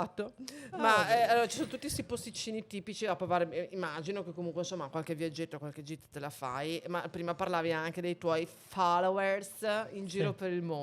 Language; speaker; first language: Italian; native; Italian